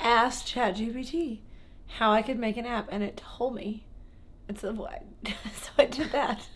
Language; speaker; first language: English; native; English